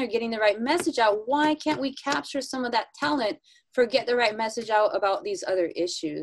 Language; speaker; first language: English; native; English